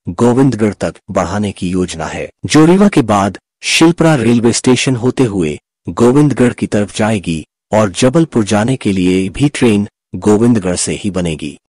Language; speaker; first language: Hindi; native; Hindi